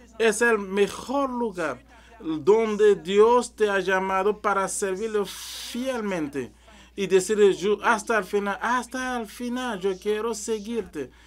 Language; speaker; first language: Spanish; non-native, learner; French